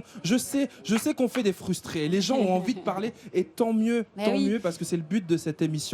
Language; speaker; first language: French; native; French